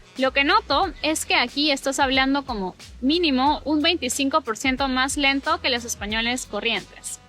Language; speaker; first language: Spanish; native; Spanish